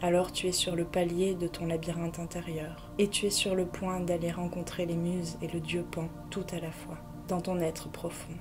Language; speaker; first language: French; native; French